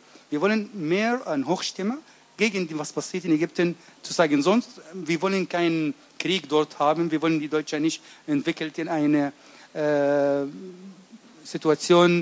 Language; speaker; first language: German; non-native, learner; Arabic